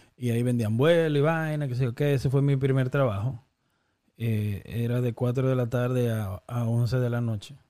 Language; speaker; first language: Spanish; native; Spanish